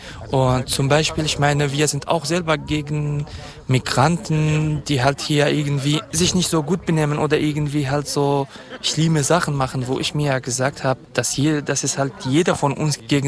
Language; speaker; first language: German; non-native, fluent; Kurdish